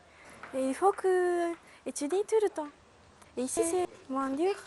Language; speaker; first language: French; non-native, learner; Japanese